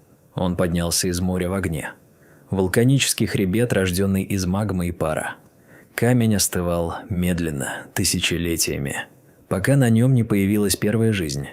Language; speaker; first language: Russian; native; Russian